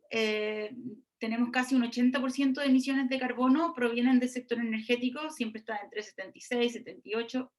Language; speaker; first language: Spanish; native; Spanish